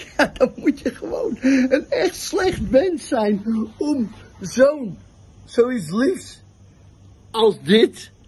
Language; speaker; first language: Dutch; native; Dutch